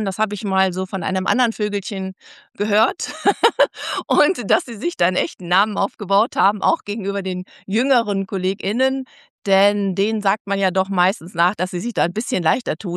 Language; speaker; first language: German; native; German